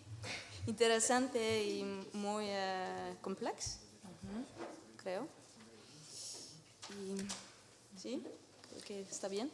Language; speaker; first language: Spanish; non-native, learner; French